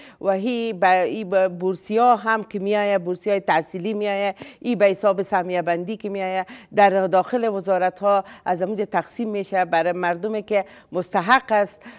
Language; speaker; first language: Persian; non-native, local second language; Baluchi